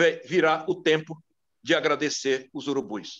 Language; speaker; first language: Portuguese; native; Portuguese